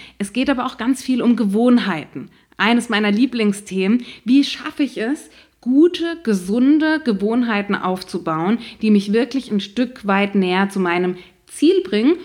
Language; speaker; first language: German; native; German